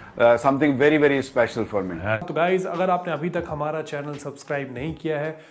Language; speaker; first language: Hindi; native; Hindi